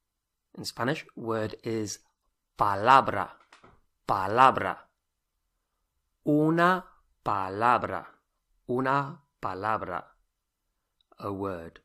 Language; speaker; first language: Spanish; non-native, fluent; English